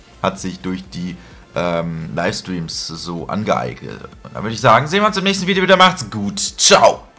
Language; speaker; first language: German; native; German